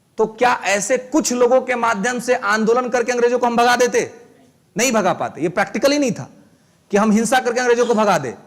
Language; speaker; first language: Hindi; native; Hindi